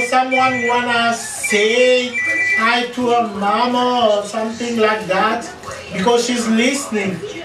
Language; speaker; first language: English; non-native, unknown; Lingala